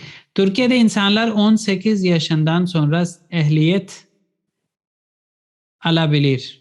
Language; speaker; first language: Turkish; non-native, fluent; Urdu